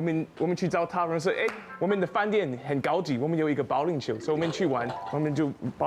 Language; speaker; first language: Chinese; non-native, fluent; English